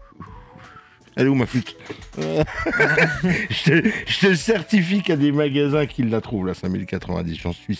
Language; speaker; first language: French; native; French